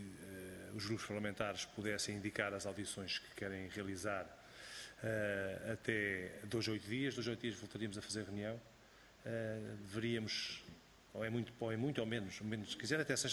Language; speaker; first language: Portuguese; native; Portuguese